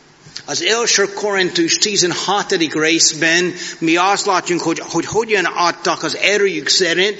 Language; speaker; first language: Hungarian; non-native, fluent; English